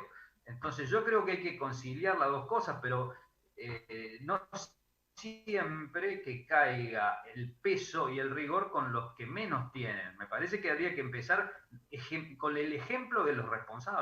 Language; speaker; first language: Spanish; native; Spanish